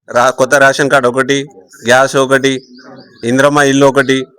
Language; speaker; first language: Telugu; non-native, local second language; Lambadi